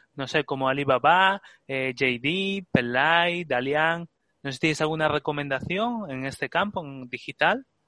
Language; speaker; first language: Spanish; native; Spanish